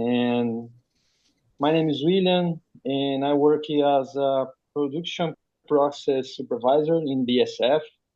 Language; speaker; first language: English; non-native, learner; Portuguese